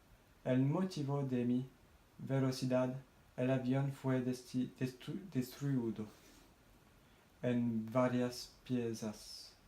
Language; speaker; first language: Spanish; non-native, learner; French